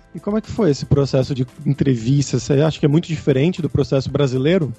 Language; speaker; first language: Portuguese; native; Portuguese